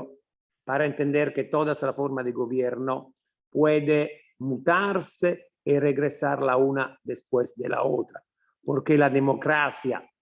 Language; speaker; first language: Spanish; non-native, fluent; Italian